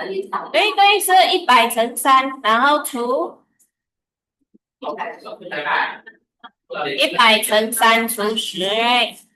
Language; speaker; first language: Chinese; early bilingual, heritage; Chinese